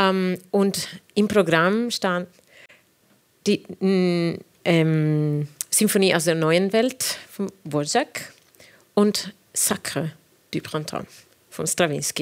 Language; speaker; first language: German; non-native, fluent; Spanish